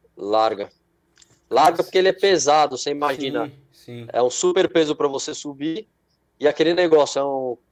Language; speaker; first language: Portuguese; native; Portuguese